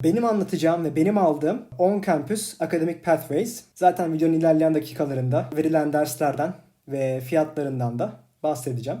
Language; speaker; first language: Turkish; native; Turkish